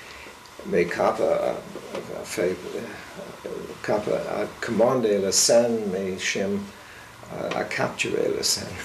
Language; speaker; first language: French; non-native, fluent; English